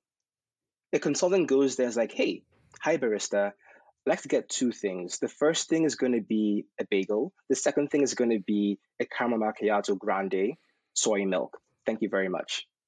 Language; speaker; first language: English; non-native, local second language; Yoruba